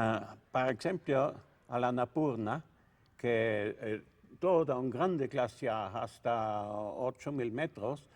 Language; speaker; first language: Spanish; non-native, learner; Italian